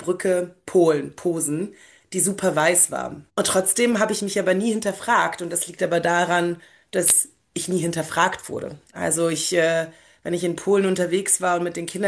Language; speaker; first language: German; early bilingual, other home language; Polish